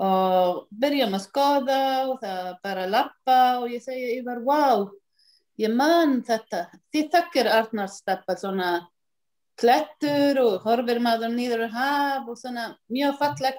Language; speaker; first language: Icelandic; non-native, learner; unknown